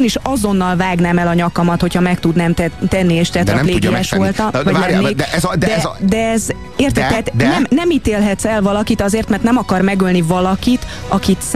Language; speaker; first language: Hungarian; native; Hungarian